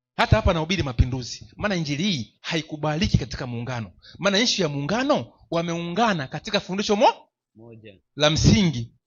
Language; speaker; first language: Swahili; native; Swahili